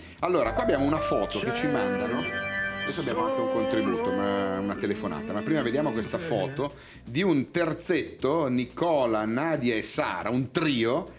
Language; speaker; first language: Italian; native; Italian